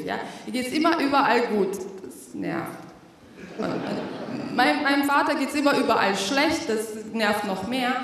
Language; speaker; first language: German; non-native, fluent; Russian